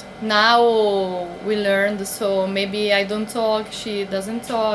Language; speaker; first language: English; non-native, learner; Italian